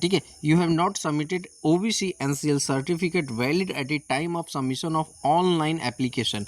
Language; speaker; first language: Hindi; native; Hindi